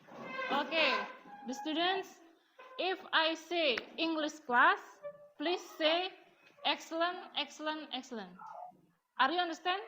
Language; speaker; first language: English; non-native, learner; Indonesian